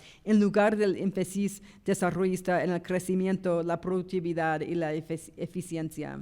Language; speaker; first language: Spanish; non-native, fluent; English